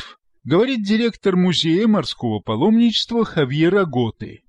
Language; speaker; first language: Russian; native; Russian